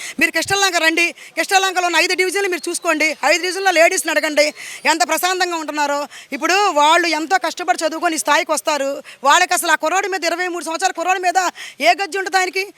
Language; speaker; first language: Telugu; native; Telugu